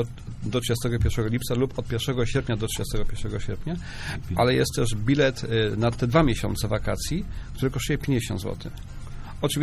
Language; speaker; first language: Polish; native; Polish